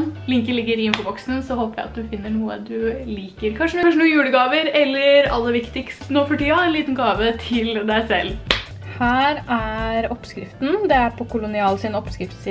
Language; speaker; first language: Norwegian; native; Norwegian